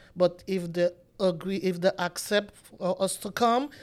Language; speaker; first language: English; non-native, learner; Haitian Creole